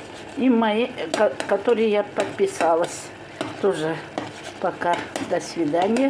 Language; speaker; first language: Russian; non-native, local second language; Tatar